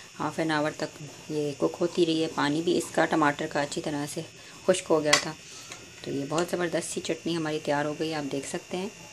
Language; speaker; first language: Urdu; native; Urdu